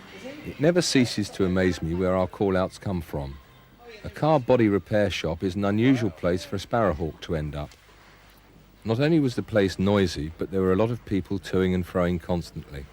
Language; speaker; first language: English; native; English